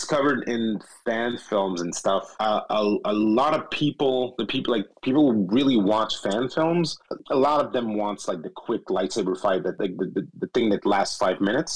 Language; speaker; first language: English; non-native, fluent; French